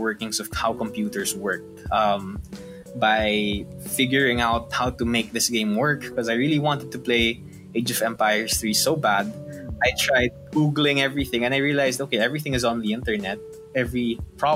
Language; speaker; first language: English; non-native, local second language; Filipino